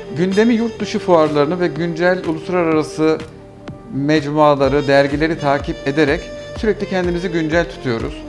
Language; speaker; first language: Turkish; early bilingual, heritage; Turkish